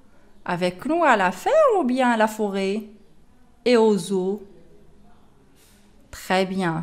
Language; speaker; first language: French; non-native, local second language; Arabic